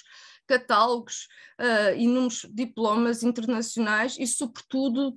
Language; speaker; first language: Portuguese; native; Portuguese